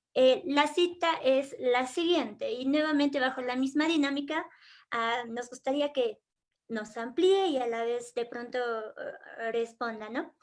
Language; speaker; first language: Spanish; native; Spanish